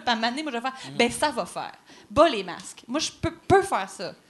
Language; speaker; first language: French; native; French